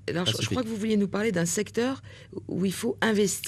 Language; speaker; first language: French; native; French